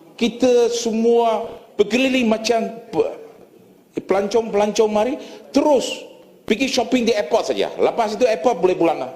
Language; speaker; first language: Malay; native; Malay